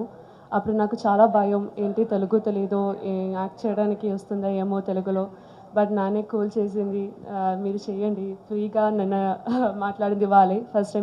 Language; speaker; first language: Telugu; non-native, learner; Malayalam